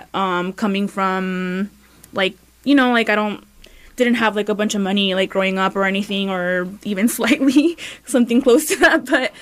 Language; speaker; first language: English; early bilingual, other home language; Spanish